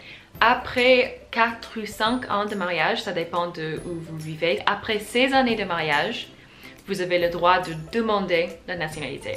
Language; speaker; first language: French; non-native, fluent; English